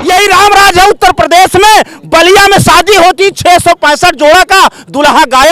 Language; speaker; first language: Hindi; native; Hindi